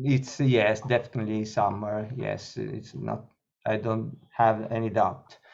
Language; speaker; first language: English; non-native, learner; Italian